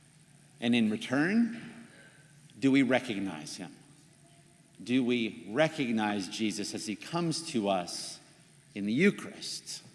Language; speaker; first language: English; native; English